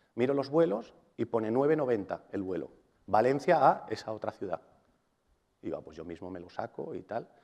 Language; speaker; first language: Spanish; non-native, local second language; Catalan